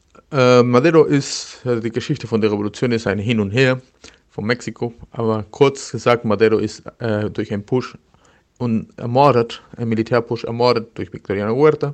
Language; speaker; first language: German; non-native, learner; Spanish